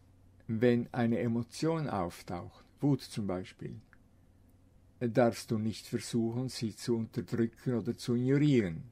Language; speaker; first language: German; non-native, fluent; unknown